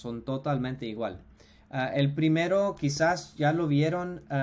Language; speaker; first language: Spanish; non-native, fluent; English